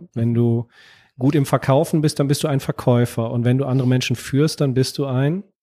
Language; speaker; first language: German; native; German